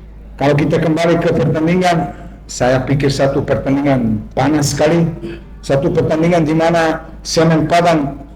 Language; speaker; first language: Indonesian; non-native, fluent; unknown